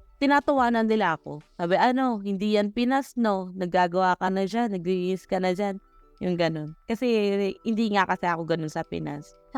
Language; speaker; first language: Filipino; native; Filipino